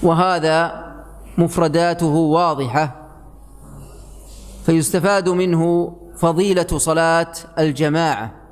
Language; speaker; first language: Arabic; native; Arabic